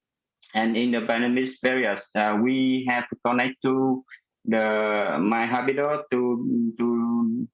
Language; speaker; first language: English; non-native, fluent; Vietnamese